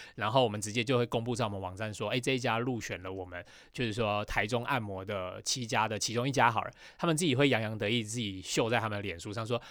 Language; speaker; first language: Chinese; native; Chinese